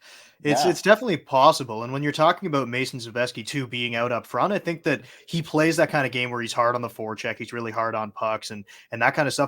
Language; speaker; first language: English; native; English